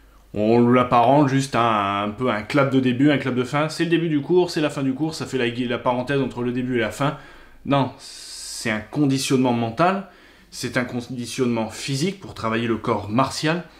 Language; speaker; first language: French; native; French